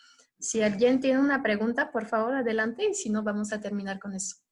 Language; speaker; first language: Spanish; non-native, fluent; French